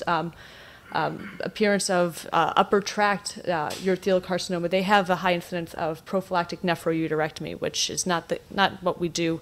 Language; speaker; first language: English; native; English